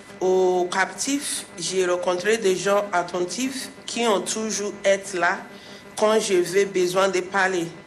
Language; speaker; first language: French; non-native, fluent; English